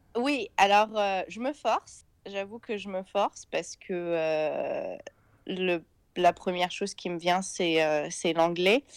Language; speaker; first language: French; native; French